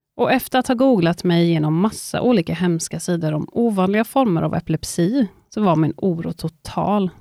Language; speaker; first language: Swedish; native; Swedish